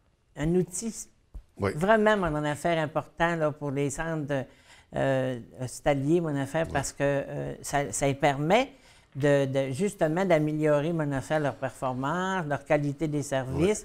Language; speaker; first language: French; native; French